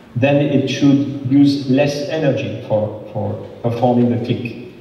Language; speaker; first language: English; non-native, fluent; French